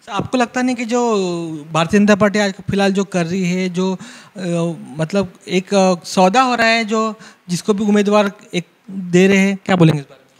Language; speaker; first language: Hindi; non-native, local second language; Marathi